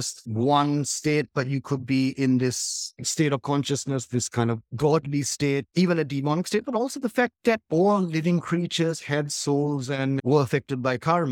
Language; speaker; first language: English; native; English